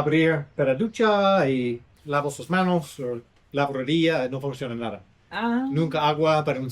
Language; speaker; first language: Spanish; non-native, learner; English